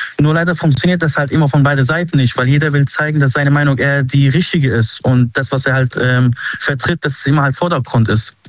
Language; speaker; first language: German; early bilingual, other home language; Arabic